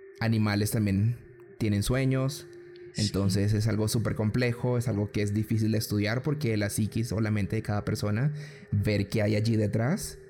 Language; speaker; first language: Spanish; native; Spanish